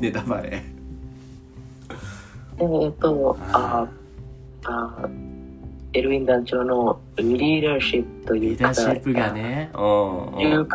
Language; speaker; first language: Japanese; non-native, learner; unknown